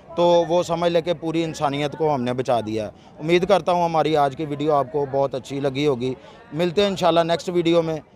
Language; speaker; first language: Urdu; non-native, local second language; Punjabi